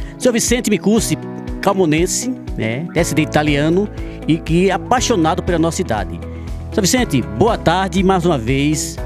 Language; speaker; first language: Portuguese; native; Portuguese